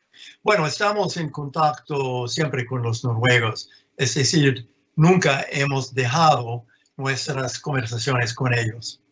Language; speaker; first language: Spanish; non-native, fluent; English